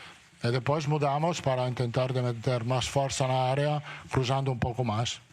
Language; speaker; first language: Portuguese; non-native, learner; Italian